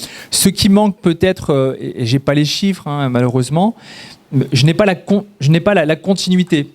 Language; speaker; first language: French; native; French